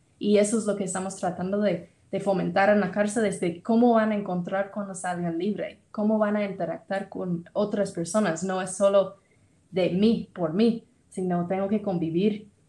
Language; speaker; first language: Spanish; non-native, fluent; English